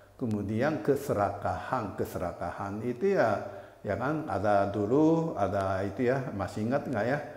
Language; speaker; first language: Indonesian; non-native, fluent; Japanese